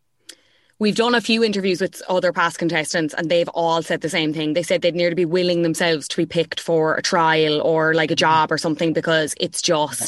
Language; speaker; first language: English; native; English